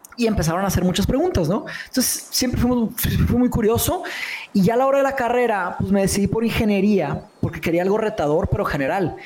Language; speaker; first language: Spanish; early bilingual, other home language; Portuguese